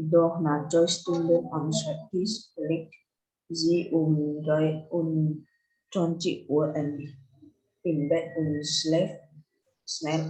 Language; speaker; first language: German; non-native, learner; Indonesian